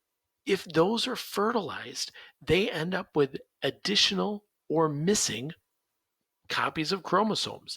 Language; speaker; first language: English; native; English